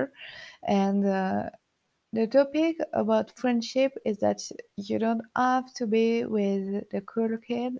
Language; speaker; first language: English; non-native, learner; French